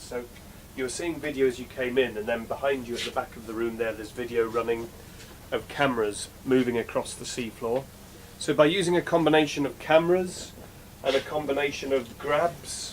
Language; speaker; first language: English; native; English